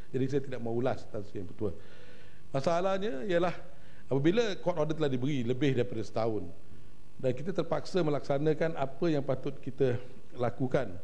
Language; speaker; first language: Malay; native; Malay